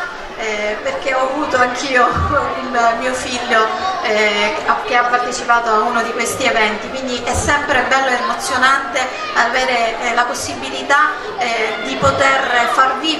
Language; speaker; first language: Italian; native; Italian